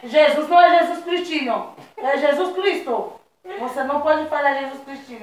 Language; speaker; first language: Portuguese; non-native, learner; Haitian Creole